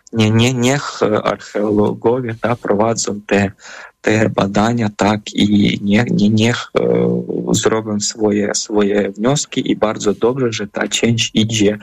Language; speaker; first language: Polish; non-native, fluent; Ukrainian